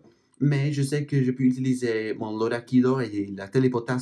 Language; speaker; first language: French; non-native, fluent; English